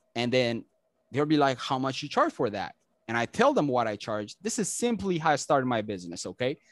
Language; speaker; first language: English; non-native, fluent; Amharic